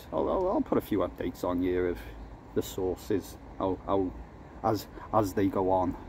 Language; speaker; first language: English; native; English